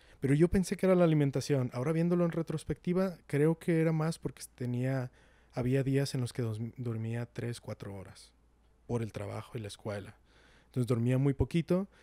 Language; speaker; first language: Spanish; native; Spanish